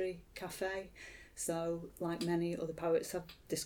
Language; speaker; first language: English; native; English